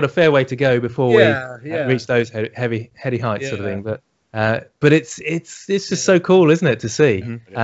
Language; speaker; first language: English; native; English